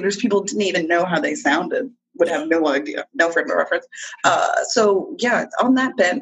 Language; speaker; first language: English; native; English